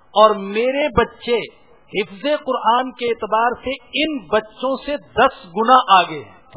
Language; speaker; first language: Urdu; native; Urdu